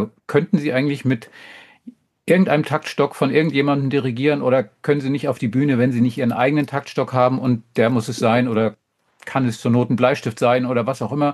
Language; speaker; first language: German; native; German